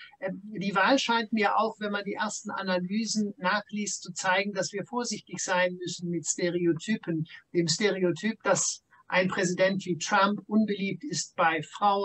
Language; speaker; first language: German; native; German